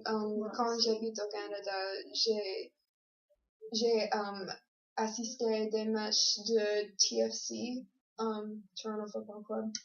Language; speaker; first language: French; non-native, learner; English